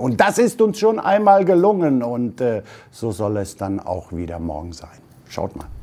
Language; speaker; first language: German; native; German